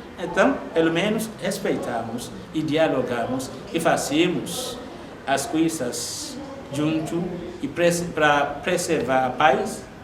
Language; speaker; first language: Portuguese; non-native, fluent; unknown